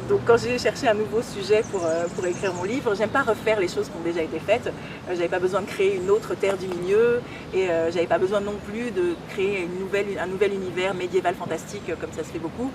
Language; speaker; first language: French; native; French